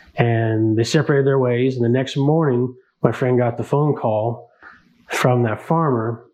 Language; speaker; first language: English; native; English